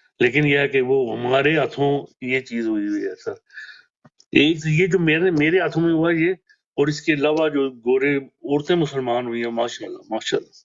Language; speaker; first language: Urdu; non-native, local second language; Punjabi